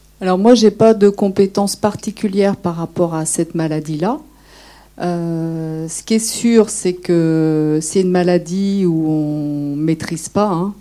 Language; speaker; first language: French; native; French